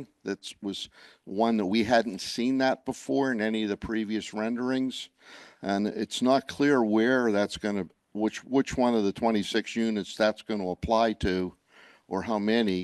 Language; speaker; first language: English; native; English